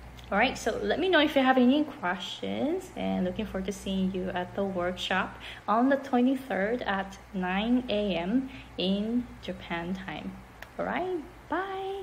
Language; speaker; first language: English; non-native, fluent; Japanese